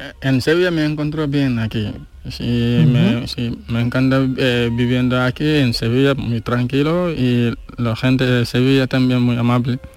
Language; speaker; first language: Spanish; non-native, learner; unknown